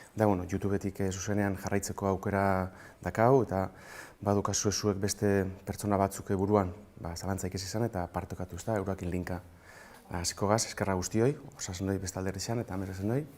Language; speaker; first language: Basque; native; Basque